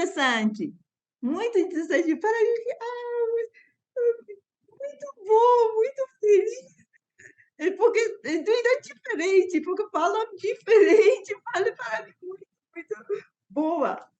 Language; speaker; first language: Portuguese; non-native, learner; Persian